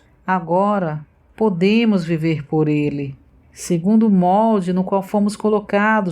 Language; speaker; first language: Portuguese; native; Portuguese